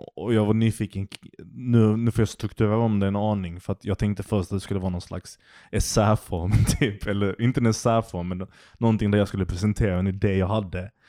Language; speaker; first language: Swedish; early bilingual, other home language; Turkish